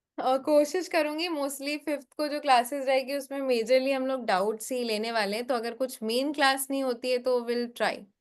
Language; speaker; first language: Hindi; native; Hindi